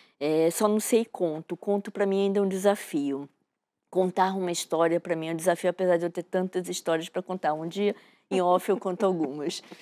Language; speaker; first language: Portuguese; native; Portuguese